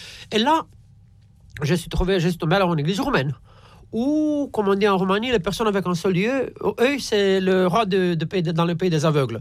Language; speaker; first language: French; non-native, fluent; Romanian